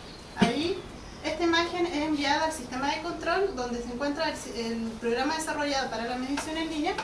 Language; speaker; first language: Spanish; native; Spanish